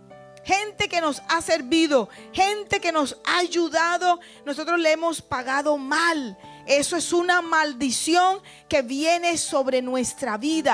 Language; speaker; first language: Spanish; native; Spanish